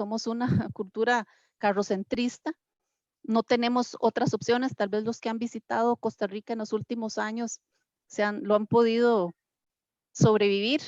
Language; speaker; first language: Spanish; native; Spanish